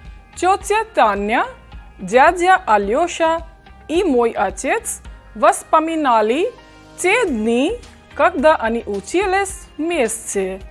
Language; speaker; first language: Russian; non-native, fluent; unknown